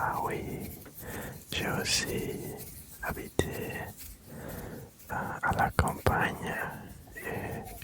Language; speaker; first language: French; early bilingual, other home language; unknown